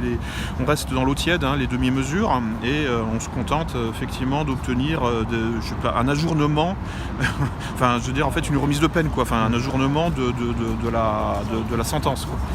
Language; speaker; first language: French; native; French